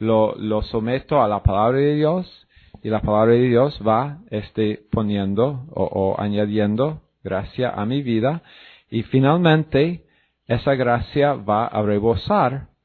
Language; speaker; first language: Spanish; non-native, fluent; English